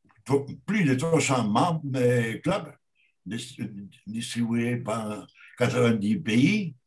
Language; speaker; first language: French; non-native, learner; Spanish